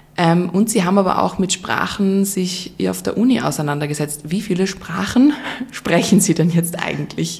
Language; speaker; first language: German; native; German